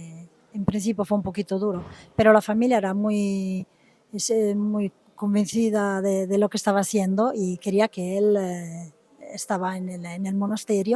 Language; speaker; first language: Spanish; non-native, fluent; Italian